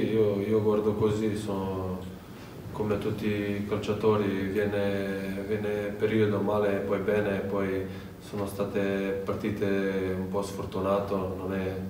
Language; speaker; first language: Italian; non-native, fluent; Serbian